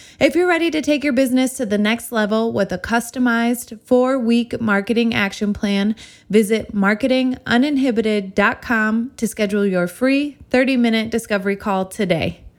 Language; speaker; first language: English; native; English